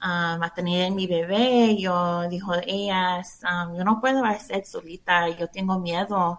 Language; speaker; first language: Spanish; non-native, learner; English